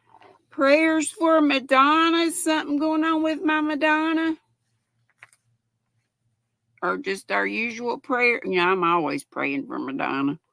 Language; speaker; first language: English; native; English